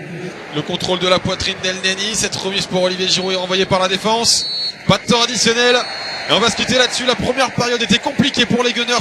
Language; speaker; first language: French; native; French